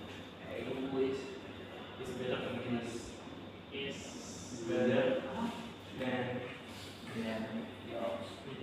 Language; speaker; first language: English; non-native, learner; Indonesian